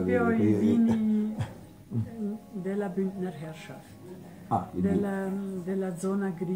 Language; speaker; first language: Italian; non-native, local second language; German